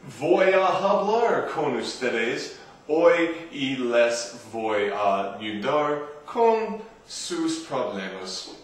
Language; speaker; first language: Spanish; non-native, learner; English